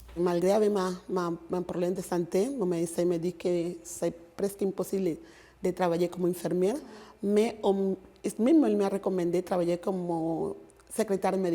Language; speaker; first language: French; non-native, fluent; Spanish